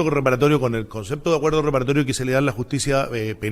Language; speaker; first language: Spanish; native; Spanish